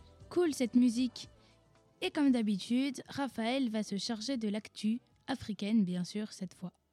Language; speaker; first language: French; native; French